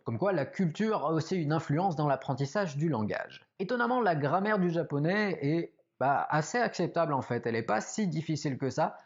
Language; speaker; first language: French; native; French